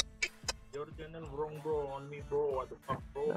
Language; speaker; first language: English; non-native, learner; Indonesian